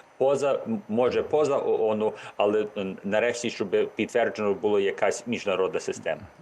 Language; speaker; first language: Ukrainian; early bilingual, heritage; Ukrainian